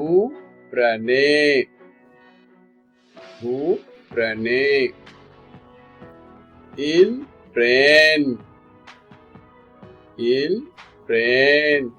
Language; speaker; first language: French; non-native, fluent; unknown